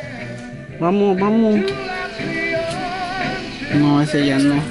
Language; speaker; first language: Spanish; native; Spanish